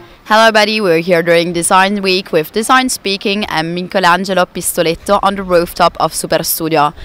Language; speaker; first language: English; non-native, fluent; Italian